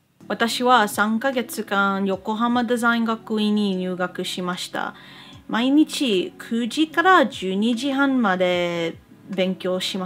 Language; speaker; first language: Japanese; non-native, learner; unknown